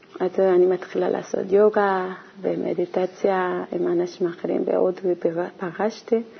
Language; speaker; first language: Hebrew; non-native, learner; Korean